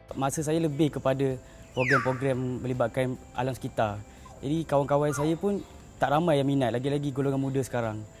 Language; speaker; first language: Malay; native; Malay